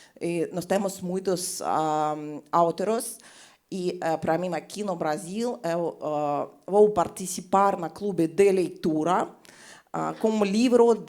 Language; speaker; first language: Portuguese; non-native, fluent; Russian